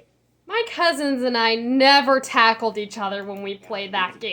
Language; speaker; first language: English; native; English